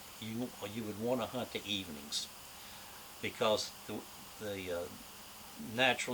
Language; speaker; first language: English; native; English